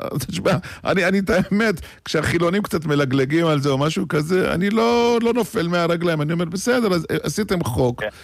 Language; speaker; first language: Hebrew; native; Hebrew